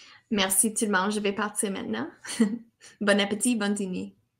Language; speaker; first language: French; non-native, fluent; English